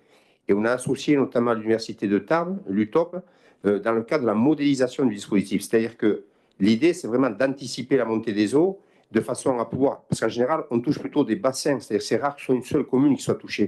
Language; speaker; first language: French; native; French